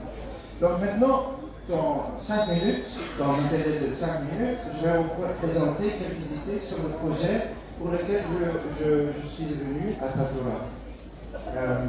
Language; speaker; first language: French; non-native, fluent; German